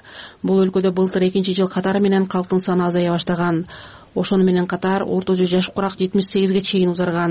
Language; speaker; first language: Kyrgyz; native; Kyrgyz